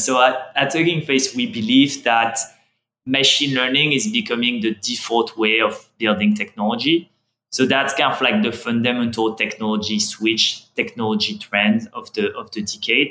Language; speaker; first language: English; non-native, fluent; French